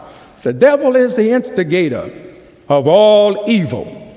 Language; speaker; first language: English; native; English